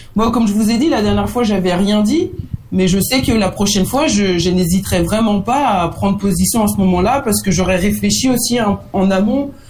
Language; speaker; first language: French; native; French